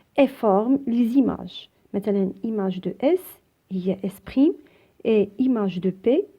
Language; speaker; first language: French; non-native, local second language; Arabic